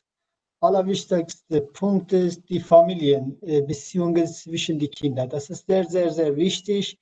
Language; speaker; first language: German; non-native, learner; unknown